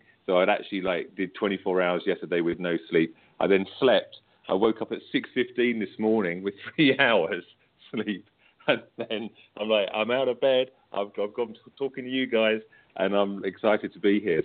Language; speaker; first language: English; native; English